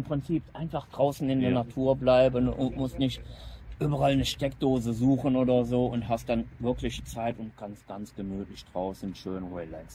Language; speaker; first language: German; native; German